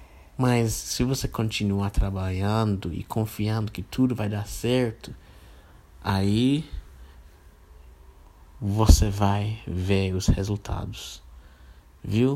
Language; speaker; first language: Portuguese; non-native, fluent; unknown